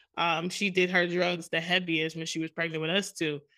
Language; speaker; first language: English; native; English